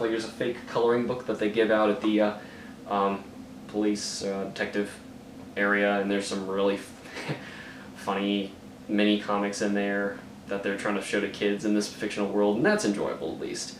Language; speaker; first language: English; native; English